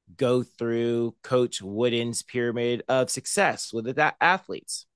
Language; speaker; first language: English; native; English